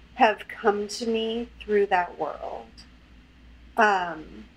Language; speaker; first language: English; native; English